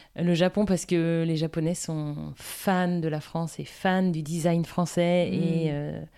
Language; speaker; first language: French; native; French